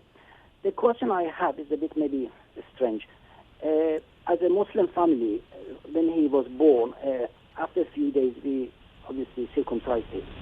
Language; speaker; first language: English; non-native, fluent; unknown